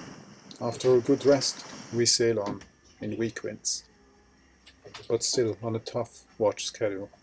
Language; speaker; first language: English; non-native, fluent; German